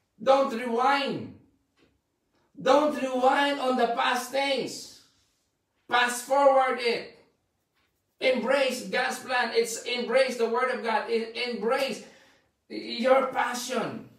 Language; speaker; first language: English; non-native, local second language; Filipino